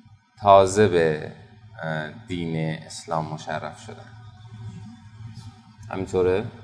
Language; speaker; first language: Persian; native; Persian